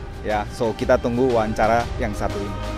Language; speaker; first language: Indonesian; native; Indonesian